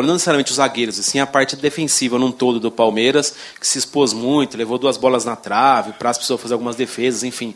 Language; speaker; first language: Portuguese; native; Portuguese